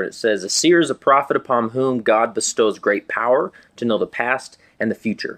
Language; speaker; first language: English; native; English